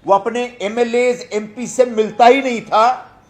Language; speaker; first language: Hindi; non-native, local second language; Marathi